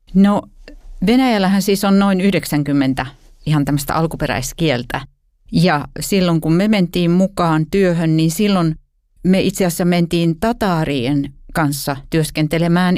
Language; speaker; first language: Finnish; native; Finnish